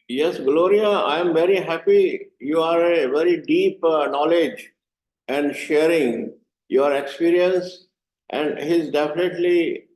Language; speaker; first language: English; non-native, learner; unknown